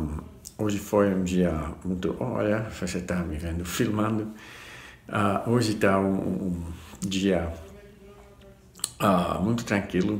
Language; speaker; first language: Portuguese; non-native, fluent; Dutch